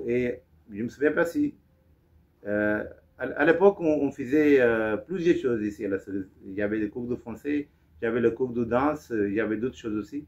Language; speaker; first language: French; non-native, fluent; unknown